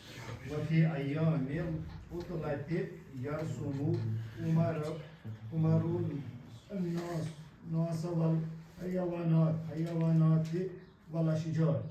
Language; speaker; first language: Arabic; non-native, learner; Kashmiri